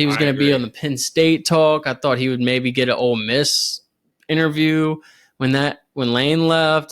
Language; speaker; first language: English; native; English